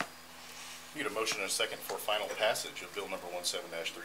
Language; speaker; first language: English; native; English